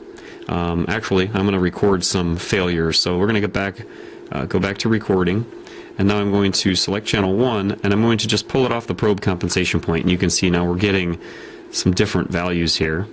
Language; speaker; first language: English; native; English